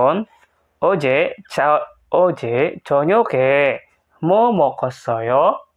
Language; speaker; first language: Korean; non-native, fluent; Indonesian